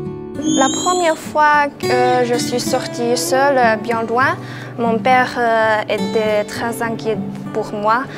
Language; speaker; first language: French; non-native, fluent; Chinese